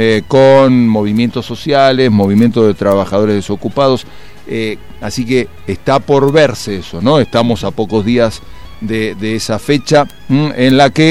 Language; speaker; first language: Spanish; native; Spanish